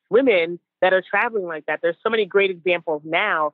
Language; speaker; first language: English; native; English